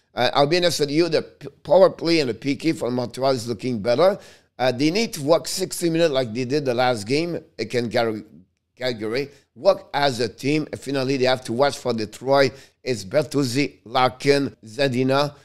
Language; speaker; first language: English; non-native, fluent; French